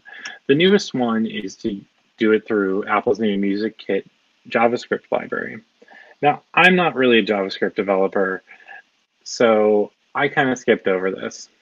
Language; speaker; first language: English; native; English